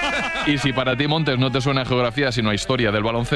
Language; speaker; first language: Spanish; native; Spanish